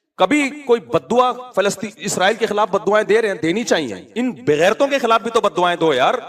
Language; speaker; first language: Urdu; native; Urdu